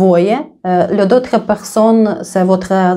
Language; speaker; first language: French; non-native, learner; Russian